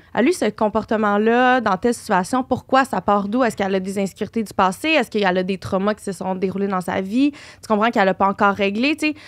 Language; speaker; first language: French; native; French